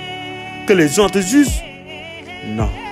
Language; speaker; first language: French; non-native, local second language; Wolof